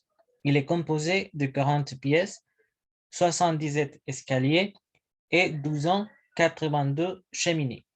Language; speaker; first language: French; non-native, learner; Spanish